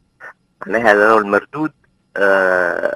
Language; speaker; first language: Arabic; native; Arabic